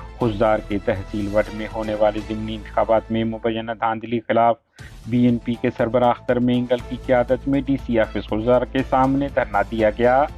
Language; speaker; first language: Urdu; non-native, local second language; Baluchi